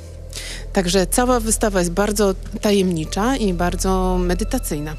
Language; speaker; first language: Polish; native; Polish